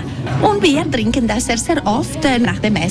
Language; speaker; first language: German; non-native, local second language; Italian